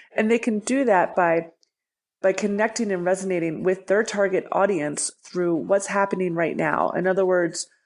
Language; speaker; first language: English; native; English